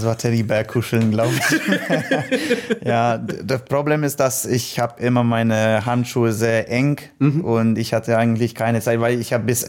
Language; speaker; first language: German; non-native, learner; Polish